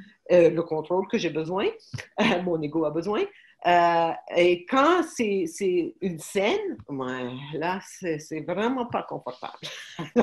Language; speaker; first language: French; non-native, fluent; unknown